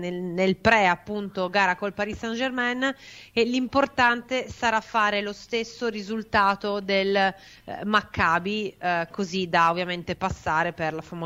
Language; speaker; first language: Italian; native; Italian